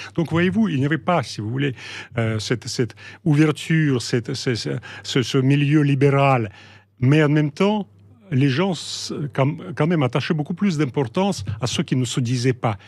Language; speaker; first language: French; non-native, fluent; Russian